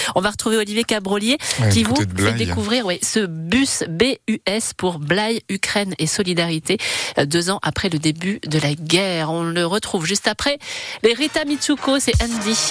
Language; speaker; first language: French; native; French